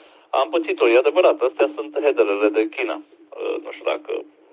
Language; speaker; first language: Romanian; native; Romanian